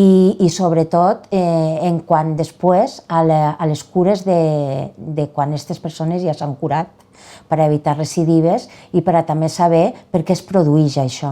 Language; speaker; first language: Catalan; native; Catalan